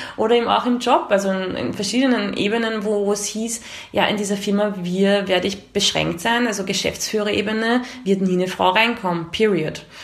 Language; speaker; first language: German; early bilingual, other home language; Hungarian